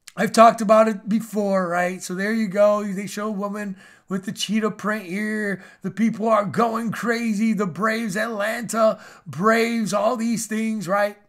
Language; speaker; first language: English; native; English